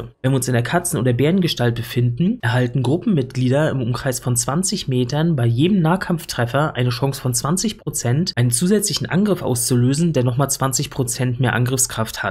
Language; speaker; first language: German; native; German